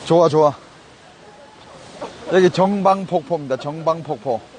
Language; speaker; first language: Korean; native; Korean